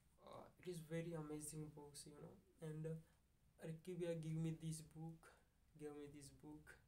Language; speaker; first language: English; non-native, learner; Hindi